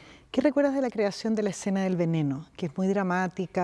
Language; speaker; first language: Spanish; native; Spanish